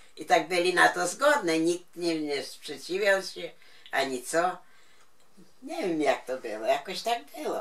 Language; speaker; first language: Polish; non-native, local second language; Ukrainian